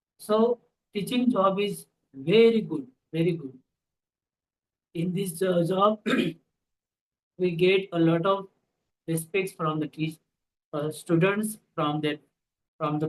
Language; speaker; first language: English; non-native, local second language; Marathi